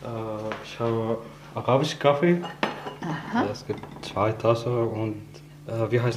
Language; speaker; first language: German; non-native, learner; Arabic